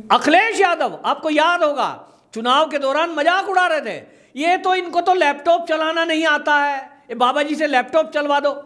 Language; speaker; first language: Hindi; native; Hindi